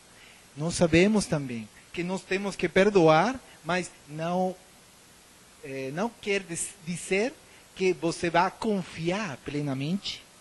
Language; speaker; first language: Portuguese; non-native, learner; Spanish